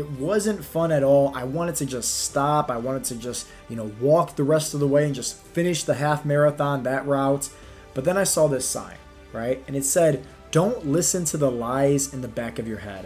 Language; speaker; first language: English; native; English